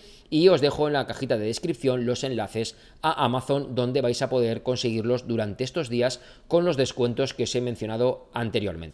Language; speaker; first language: Spanish; native; Spanish